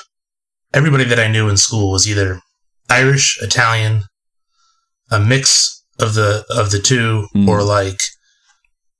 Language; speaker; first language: English; native; English